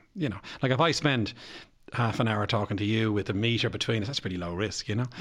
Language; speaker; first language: English; native; English